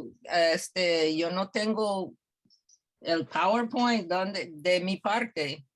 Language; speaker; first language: Spanish; non-native, fluent; English